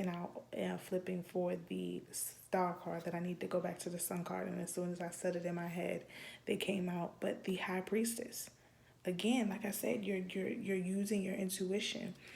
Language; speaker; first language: English; native; English